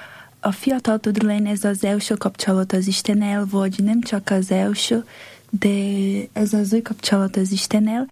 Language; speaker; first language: Hungarian; non-native, learner; Portuguese